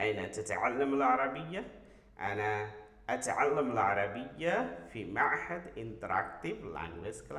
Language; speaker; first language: Arabic; non-native, fluent; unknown